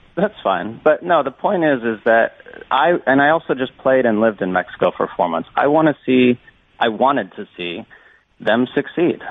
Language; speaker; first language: English; native; English